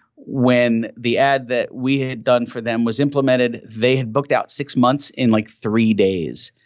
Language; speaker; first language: English; native; English